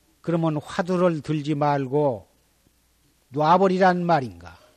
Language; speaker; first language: Korean; native; Korean